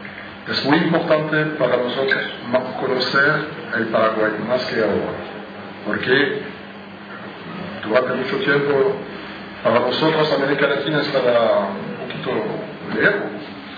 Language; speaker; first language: Spanish; non-native, fluent; French